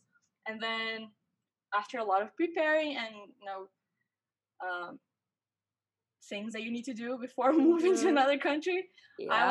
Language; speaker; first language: English; non-native, fluent; Portuguese